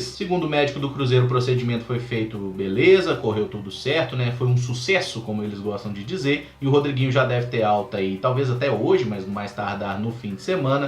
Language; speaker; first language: Portuguese; native; Portuguese